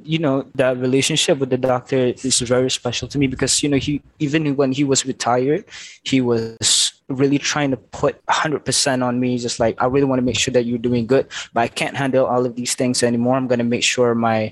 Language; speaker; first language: English; non-native, local second language; Malay